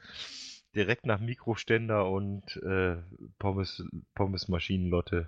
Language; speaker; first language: German; native; German